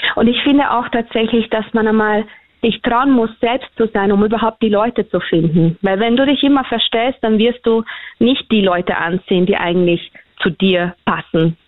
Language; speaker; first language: German; early bilingual, other home language; Hungarian